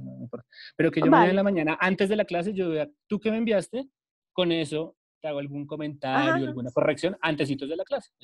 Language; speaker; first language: Spanish; native; Spanish